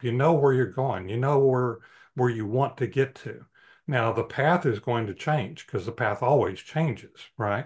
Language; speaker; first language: English; native; English